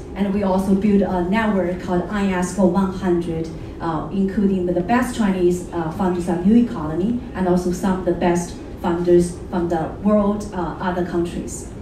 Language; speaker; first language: English; non-native, fluent; Chinese